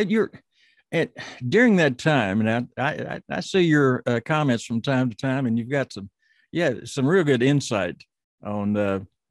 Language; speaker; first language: English; native; English